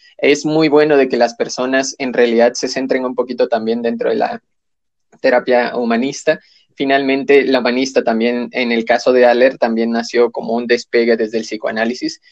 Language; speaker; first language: Spanish; native; Spanish